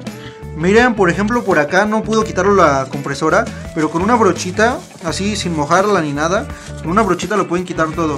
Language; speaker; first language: Spanish; native; Spanish